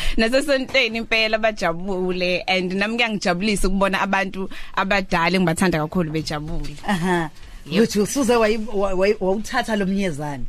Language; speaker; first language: Zulu; native; Zulu